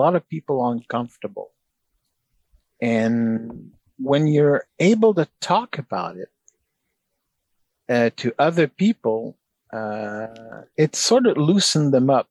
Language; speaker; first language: English; native; English